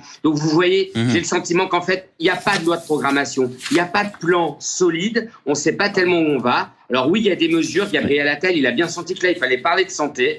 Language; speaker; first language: French; native; French